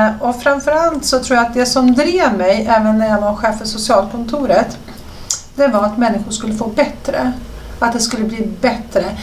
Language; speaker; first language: Swedish; early bilingual, other home language; Serbian